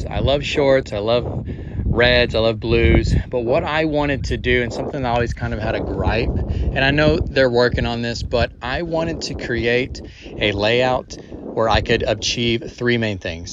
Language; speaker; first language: English; native; English